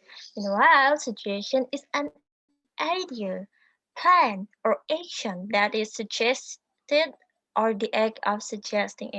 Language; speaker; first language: English; non-native, learner; Indonesian